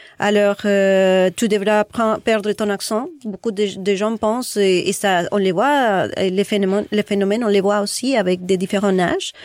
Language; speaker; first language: French; non-native, fluent; Spanish